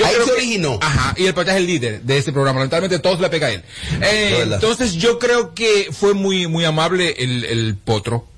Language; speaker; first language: Spanish; native; Spanish